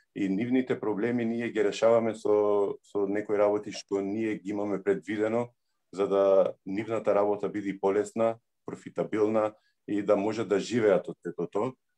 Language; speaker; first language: Macedonian; early bilingual, heritage; Macedonian